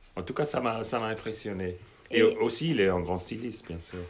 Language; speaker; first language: French; non-native, fluent; German